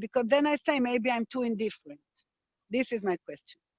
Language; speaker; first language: English; non-native, fluent; Hebrew